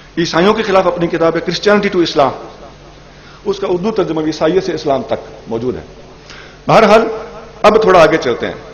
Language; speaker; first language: Urdu; non-native, local second language; Punjabi